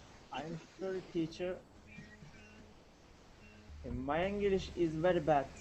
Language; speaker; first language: English; non-native, learner; Turkish